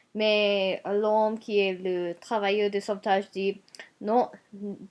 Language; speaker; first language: French; non-native, learner; Japanese